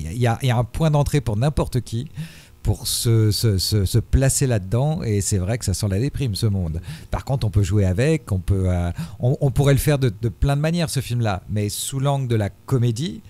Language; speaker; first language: French; native; French